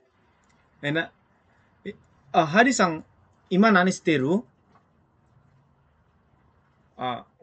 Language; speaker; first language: Japanese; non-native, fluent; Indonesian